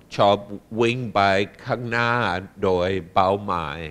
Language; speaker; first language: Thai; non-native, fluent; English